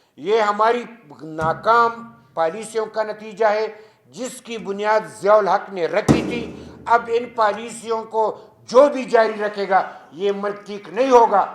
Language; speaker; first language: Urdu; non-native, local second language; Pashto